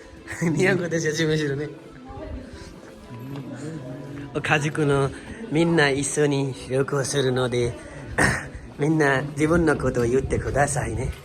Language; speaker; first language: Japanese; non-native, learner; Nepali